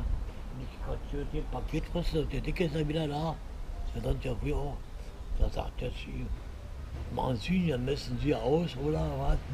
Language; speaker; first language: German; native; German